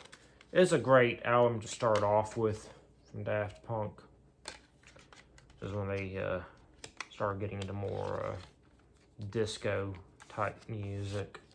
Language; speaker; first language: English; native; English